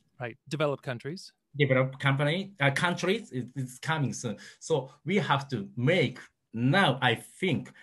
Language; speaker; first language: English; non-native, learner; Japanese